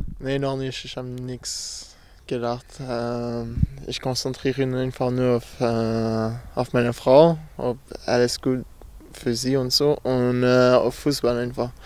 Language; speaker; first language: German; non-native, learner; French